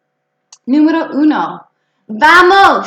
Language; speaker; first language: Spanish; non-native, fluent; English